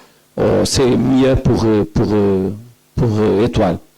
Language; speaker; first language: French; non-native, learner; Portuguese